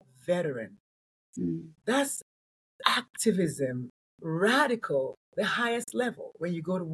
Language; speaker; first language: English; non-native, local second language; Igbo